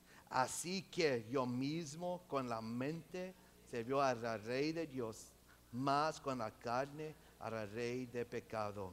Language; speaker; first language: Spanish; non-native, local second language; English